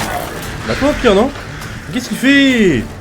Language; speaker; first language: French; native; French